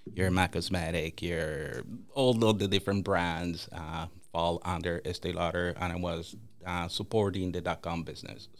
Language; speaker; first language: English; non-native, fluent; Spanish